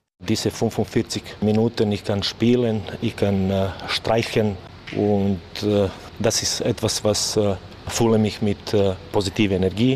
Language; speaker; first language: German; non-native, learner; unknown